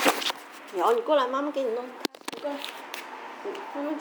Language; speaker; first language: Chinese; native; Chinese